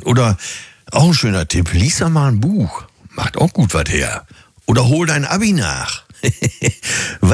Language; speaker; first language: German; native; German